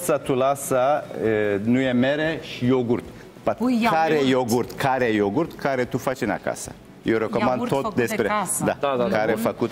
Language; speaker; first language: Romanian; non-native, learner; Turkish